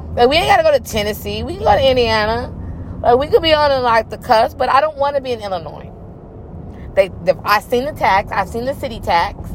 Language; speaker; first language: English; native; English